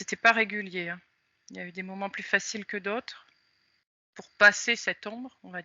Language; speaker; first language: French; native; French